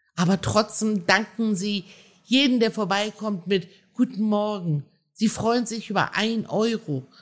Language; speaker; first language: German; early bilingual, other home language; Persian